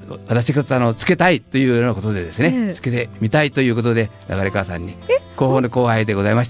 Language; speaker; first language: Japanese; native; Japanese